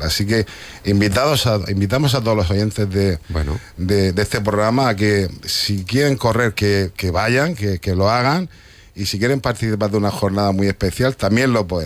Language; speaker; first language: Spanish; native; Spanish